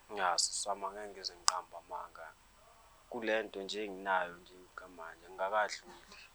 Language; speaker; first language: Zulu; native; Zulu